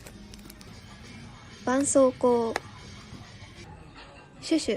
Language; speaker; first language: Japanese; native; Japanese